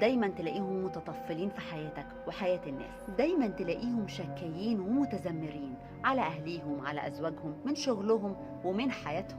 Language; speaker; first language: Arabic; native; Arabic